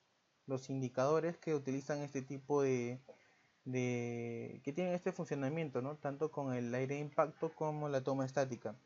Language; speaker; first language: Spanish; native; Spanish